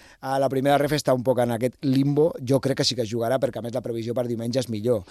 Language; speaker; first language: Catalan; native; Catalan